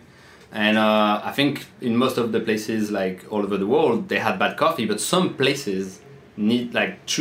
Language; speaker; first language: English; non-native, fluent; French